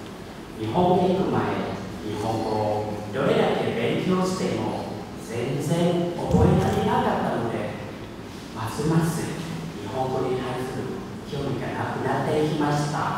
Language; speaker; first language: Japanese; non-native, fluent; Thai